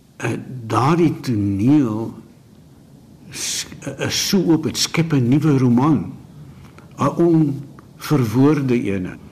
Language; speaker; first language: Afrikaans; native; Afrikaans